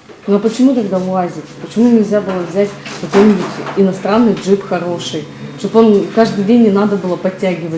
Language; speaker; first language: Russian; native; Russian